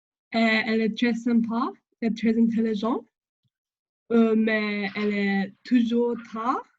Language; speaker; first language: French; non-native, learner; English